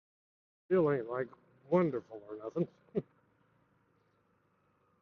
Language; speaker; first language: English; native; English